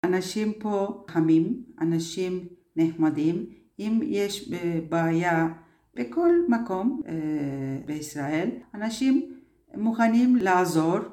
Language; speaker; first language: Hebrew; non-native, learner; Turkish